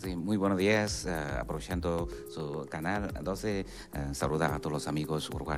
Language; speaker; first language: Spanish; non-native, fluent; Chinese